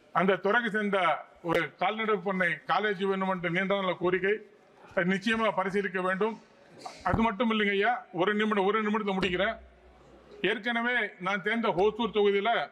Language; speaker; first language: Tamil; non-native, local second language; Telugu